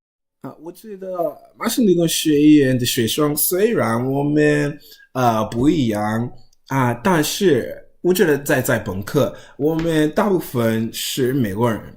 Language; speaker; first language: Chinese; non-native, learner; English